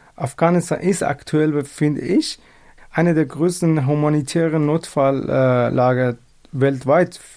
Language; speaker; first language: German; non-native, fluent; Persian